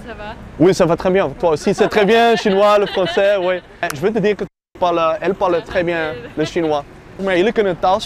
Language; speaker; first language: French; non-native, learner; Dutch